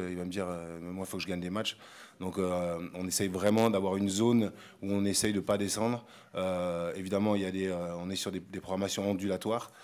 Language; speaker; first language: French; native; French